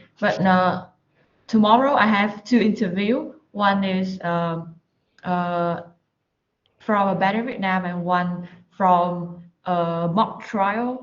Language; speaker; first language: English; non-native, learner; Vietnamese